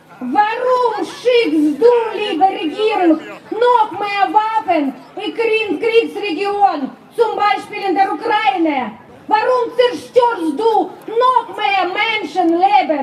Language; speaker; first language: German; non-native, fluent; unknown